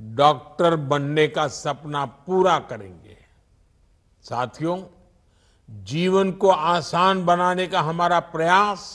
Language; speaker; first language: Hindi; non-native, local second language; Gujarati